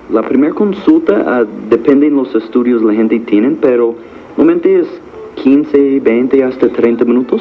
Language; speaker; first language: Spanish; non-native, learner; English